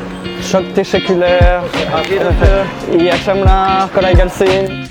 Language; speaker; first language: Turkish; non-native, learner; French